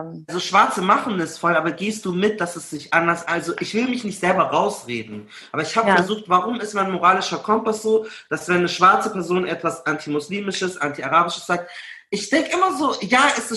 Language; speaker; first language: German; early bilingual, other home language; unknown